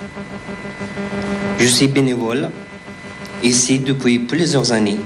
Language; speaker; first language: French; non-native, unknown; Persian